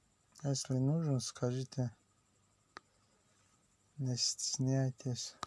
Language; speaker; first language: Russian; non-native, learner; Tajik